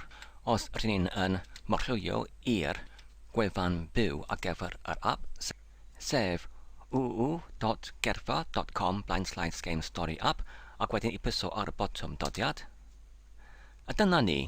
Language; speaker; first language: Welsh; non-native, learner; English